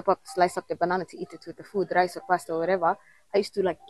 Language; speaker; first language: English; non-native, fluent; Somali